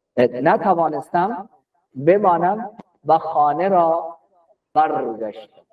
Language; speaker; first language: Persian; non-native, fluent; Urdu